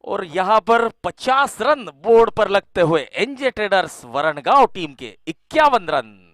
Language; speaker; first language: Hindi; non-native, local second language; Marathi